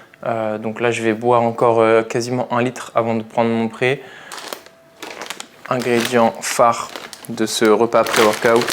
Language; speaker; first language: French; native; French